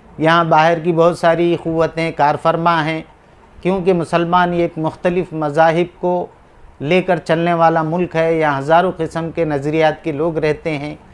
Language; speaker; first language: Hindi; native; Hindi